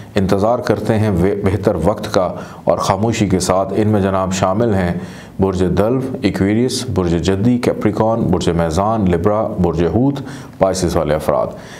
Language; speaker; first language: Urdu; native; Urdu